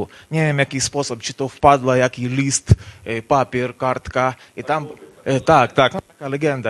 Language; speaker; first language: Polish; non-native, learner; Ukrainian